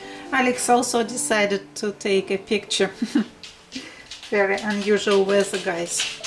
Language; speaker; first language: English; non-native, fluent; Russian